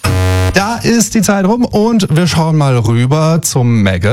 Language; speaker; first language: German; native; German